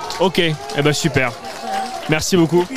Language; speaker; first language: French; native; French